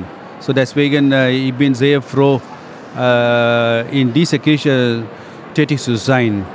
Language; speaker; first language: German; non-native, fluent; Tamil